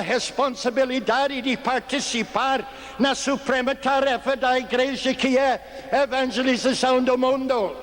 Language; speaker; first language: Portuguese; non-native, fluent; English